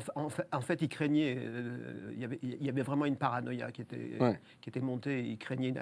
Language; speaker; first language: French; native; French